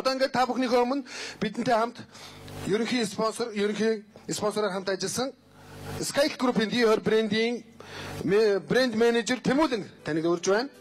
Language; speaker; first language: Mongolian; native; Mongolian